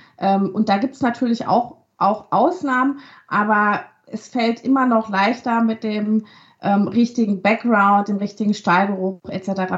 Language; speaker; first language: German; early bilingual, other home language; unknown